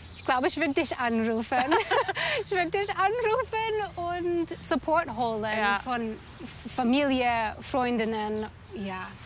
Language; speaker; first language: German; non-native, fluent; English